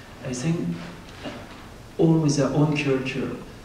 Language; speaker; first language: English; non-native, fluent; French